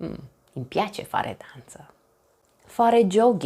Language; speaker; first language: Italian; non-native, learner; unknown